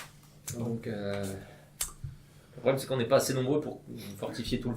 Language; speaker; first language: French; native; French